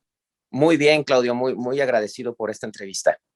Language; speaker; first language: Spanish; native; Spanish